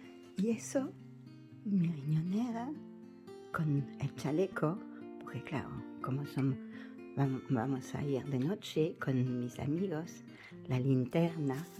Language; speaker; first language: Spanish; non-native, learner; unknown